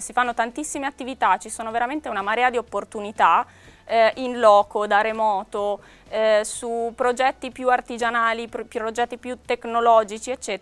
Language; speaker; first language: Italian; native; Italian